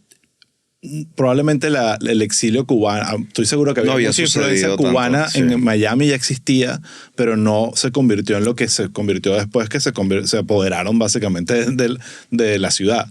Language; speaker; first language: Spanish; native; Spanish